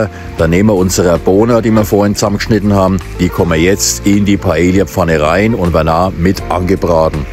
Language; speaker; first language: German; native; German